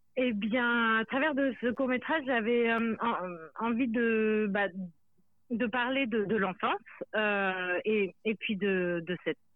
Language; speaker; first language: French; native; French